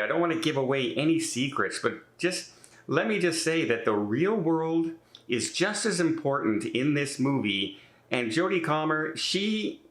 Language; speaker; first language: English; native; English